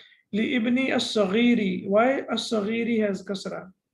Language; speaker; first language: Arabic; non-native, fluent; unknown